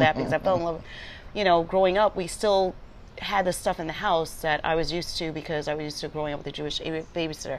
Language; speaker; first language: English; native; English